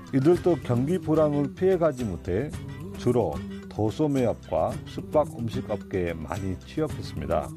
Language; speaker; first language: Korean; non-native, fluent; Nepali